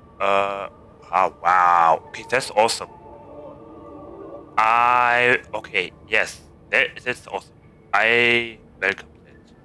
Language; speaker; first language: English; non-native, fluent; German